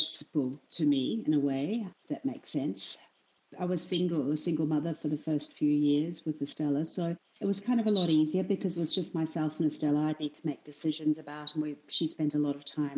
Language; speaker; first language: English; native; English